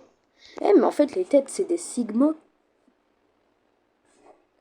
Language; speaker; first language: French; native; French